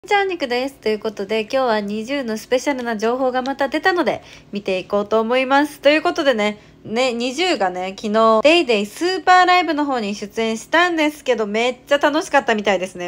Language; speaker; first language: Japanese; native; Japanese